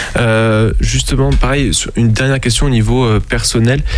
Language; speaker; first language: French; native; French